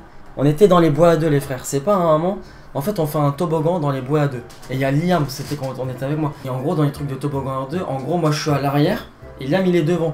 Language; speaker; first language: French; native; French